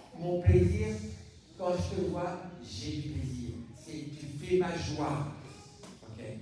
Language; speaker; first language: French; native; French